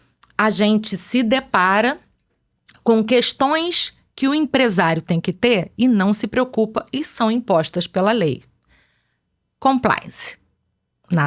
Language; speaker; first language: Portuguese; native; Portuguese